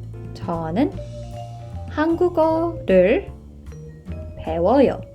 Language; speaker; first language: Korean; non-native, fluent; English